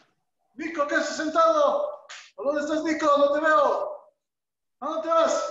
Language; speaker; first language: Spanish; native; Spanish